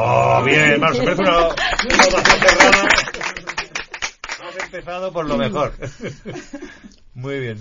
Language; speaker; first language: Spanish; native; Spanish